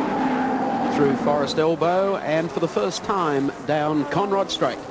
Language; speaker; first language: English; native; English